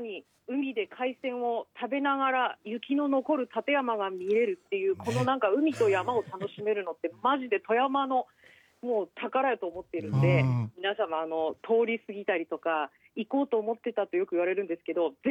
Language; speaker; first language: Japanese; native; Japanese